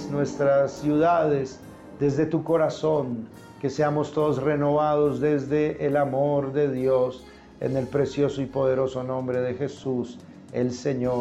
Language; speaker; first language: Spanish; native; Spanish